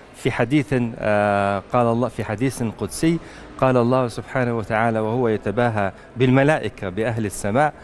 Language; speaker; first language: Arabic; native; Arabic